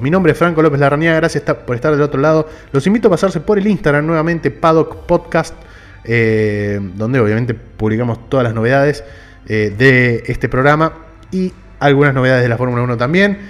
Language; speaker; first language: Spanish; native; Spanish